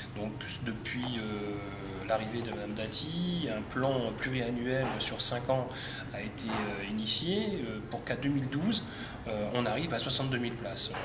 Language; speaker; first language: French; native; French